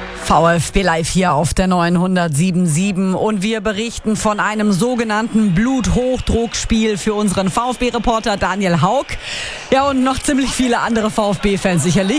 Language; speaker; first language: German; native; German